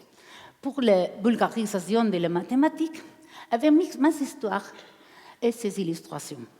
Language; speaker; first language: French; non-native, learner; Spanish